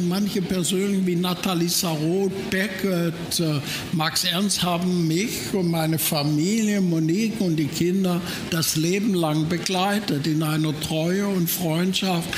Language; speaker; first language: German; native; German